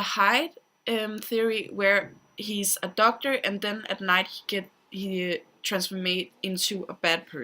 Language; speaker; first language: English; non-native, fluent; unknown